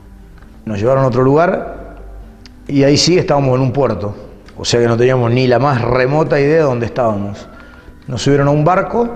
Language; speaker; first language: Spanish; native; Spanish